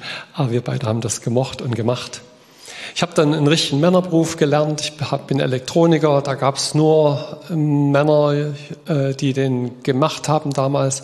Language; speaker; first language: German; native; German